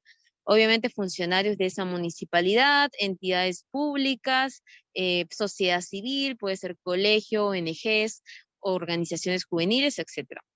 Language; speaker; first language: Spanish; native; Spanish